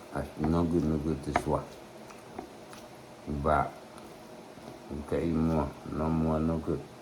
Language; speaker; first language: English; non-native, learner; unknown